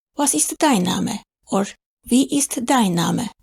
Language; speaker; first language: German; non-native, fluent; Hungarian